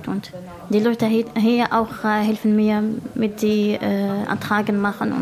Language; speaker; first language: German; non-native, learner; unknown